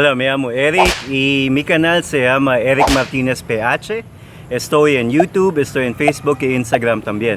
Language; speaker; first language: Spanish; non-native, fluent; Filipino